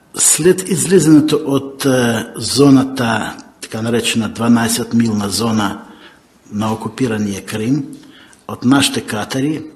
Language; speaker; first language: Bulgarian; non-native, fluent; Ukrainian